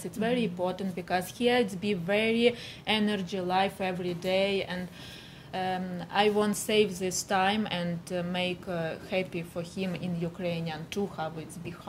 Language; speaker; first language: English; non-native, learner; Ukrainian